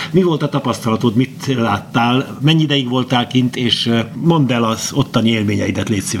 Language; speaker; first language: Hungarian; native; Hungarian